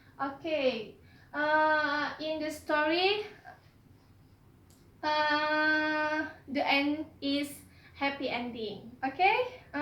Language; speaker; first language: English; non-native, learner; Indonesian